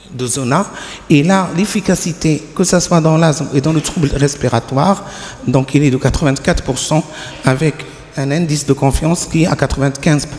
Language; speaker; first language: French; non-native, local second language; Arabic